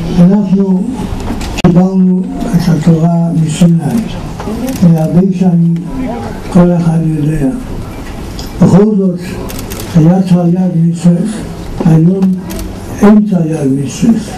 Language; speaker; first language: Hebrew; non-native, fluent; Yiddish